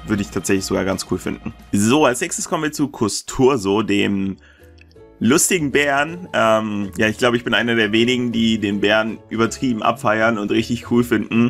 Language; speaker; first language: German; native; German